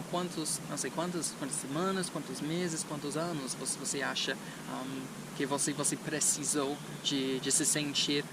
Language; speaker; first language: Portuguese; non-native, fluent; English